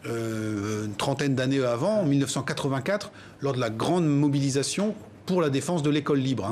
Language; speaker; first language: French; native; French